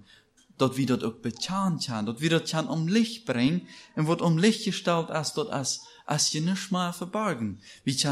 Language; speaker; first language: German; non-native, learner; Plautdietsch